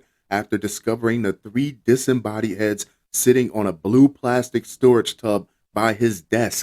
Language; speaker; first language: English; native; English